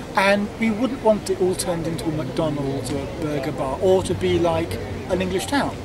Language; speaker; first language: English; native; English